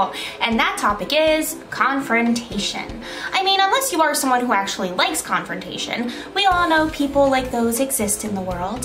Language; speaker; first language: English; native; English